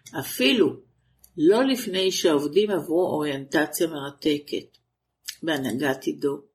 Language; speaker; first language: Hebrew; native; Hebrew